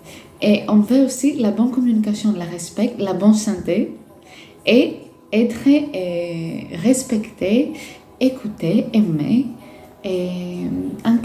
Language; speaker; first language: French; non-native, fluent; Greek